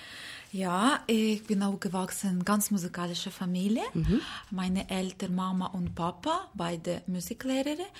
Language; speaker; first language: German; non-native, learner; Ukrainian